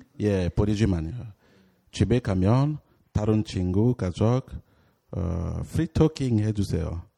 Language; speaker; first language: Korean; non-native, learner; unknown